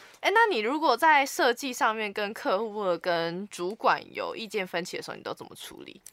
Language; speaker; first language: Chinese; native; Chinese